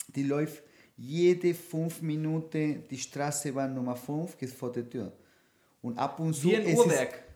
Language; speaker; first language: German; non-native, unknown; Spanish